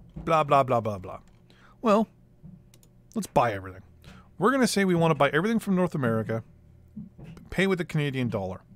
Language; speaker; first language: English; native; English